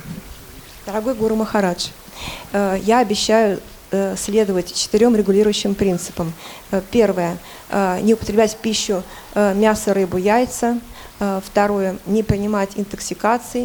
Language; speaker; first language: Russian; native; Russian